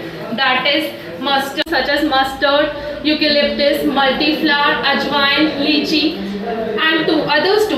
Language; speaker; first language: English; non-native, local second language; Hindi